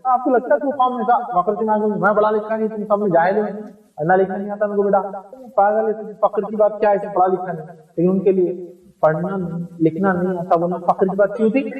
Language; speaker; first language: Urdu; native; Urdu